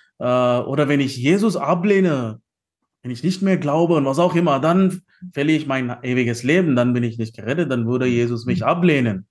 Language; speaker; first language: German; non-native, learner; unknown